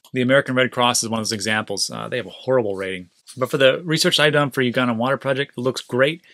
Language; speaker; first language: English; native; English